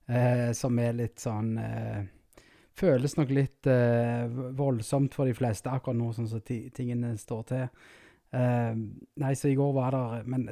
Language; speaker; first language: Norwegian; native; Norwegian